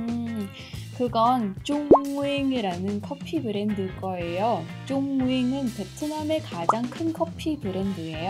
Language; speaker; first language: Korean; non-native, fluent; Vietnamese